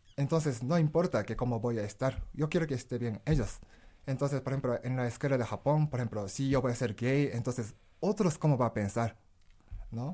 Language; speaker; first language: Spanish; non-native, learner; Japanese